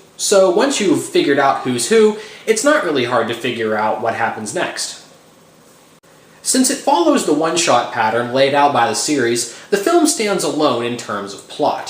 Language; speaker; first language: English; native; English